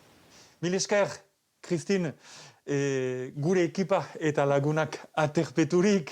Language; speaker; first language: Basque; native; Basque